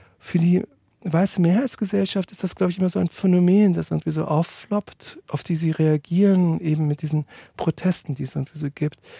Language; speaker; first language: German; early bilingual, other home language; Turkish